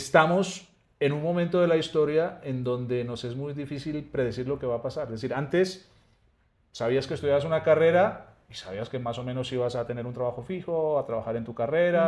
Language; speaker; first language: Spanish; native; Spanish